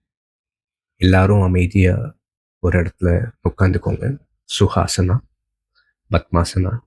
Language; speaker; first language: Tamil; native; Tamil